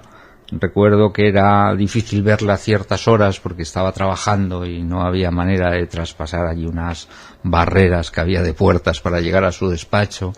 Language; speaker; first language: Spanish; native; Spanish